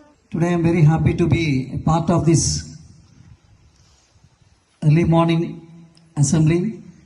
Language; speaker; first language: English; non-native, local second language; Telugu